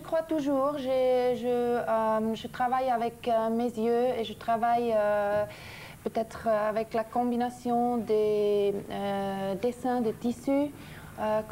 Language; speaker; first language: French; non-native, local second language; German